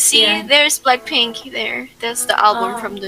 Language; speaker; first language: English; non-native, learner; German